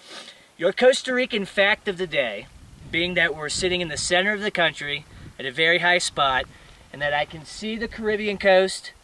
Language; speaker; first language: English; native; English